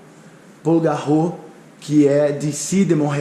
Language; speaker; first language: French; non-native, learner; Portuguese